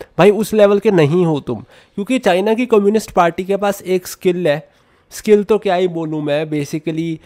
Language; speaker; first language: Hindi; native; Hindi